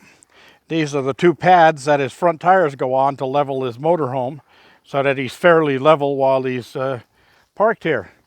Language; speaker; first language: English; native; English